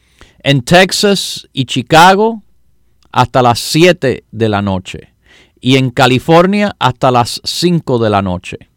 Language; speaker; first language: Spanish; native; Spanish